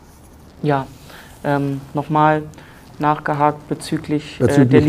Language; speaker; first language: German; native; German